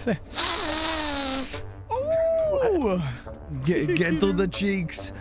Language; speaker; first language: English; native; English